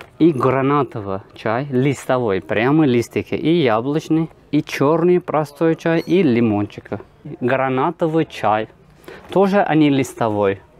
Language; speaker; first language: Russian; non-native, learner; Turkish